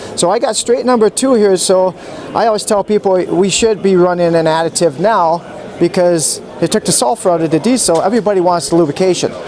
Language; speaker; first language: English; native; English